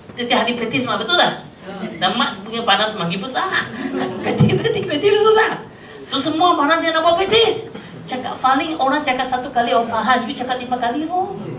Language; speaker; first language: Malay; non-native, local second language; Chinese